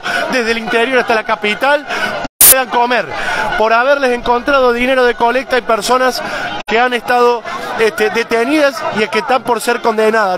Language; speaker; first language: Spanish; native; Spanish